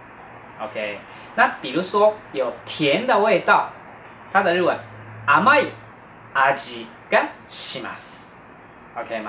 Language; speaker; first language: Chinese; non-native, fluent; Japanese